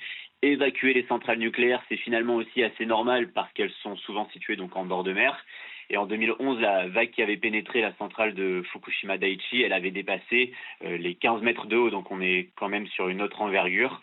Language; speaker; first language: French; native; French